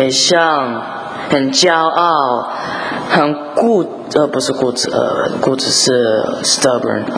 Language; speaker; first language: Chinese; early bilingual, heritage; English